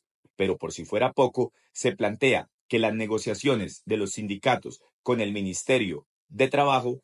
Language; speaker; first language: Spanish; native; Spanish